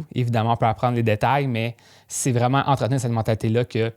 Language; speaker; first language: French; native; French